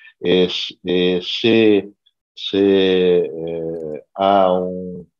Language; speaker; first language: Italian; non-native, learner; Portuguese